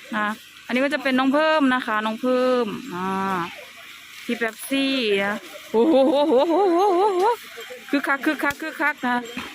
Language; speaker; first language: Thai; native; Thai